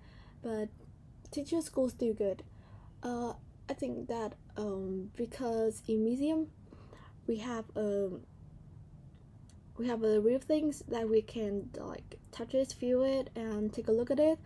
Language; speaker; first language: English; non-native, learner; Vietnamese